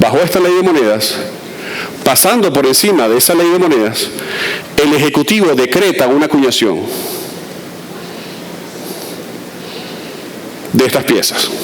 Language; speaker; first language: Spanish; native; Spanish